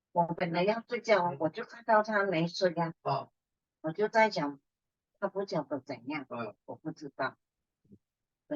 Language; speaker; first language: Chinese; early bilingual, heritage; Chinese